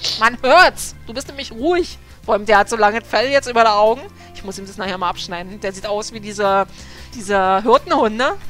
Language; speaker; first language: German; early bilingual, other home language; Polish